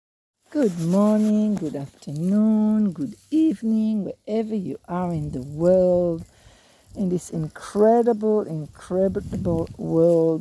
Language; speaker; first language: English; native; English